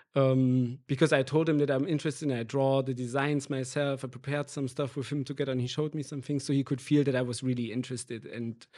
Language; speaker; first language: English; non-native, fluent; German